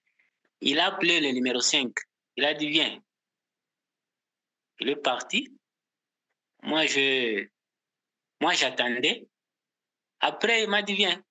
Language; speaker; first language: French; non-native, local second language; Portuguese